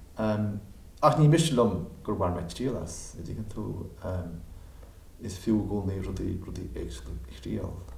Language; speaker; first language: Irish; native; Irish